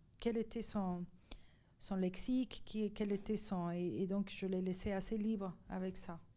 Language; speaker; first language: French; non-native, fluent; Persian